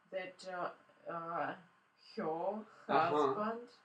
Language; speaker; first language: English; non-native, learner; Russian